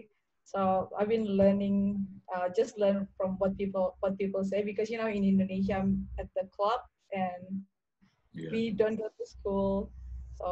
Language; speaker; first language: English; non-native, learner; Indonesian